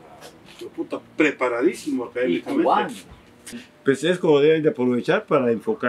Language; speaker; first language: Spanish; native; Spanish